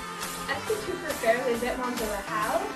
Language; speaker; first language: French; non-native, learner; English